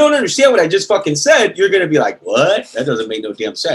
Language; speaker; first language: English; native; English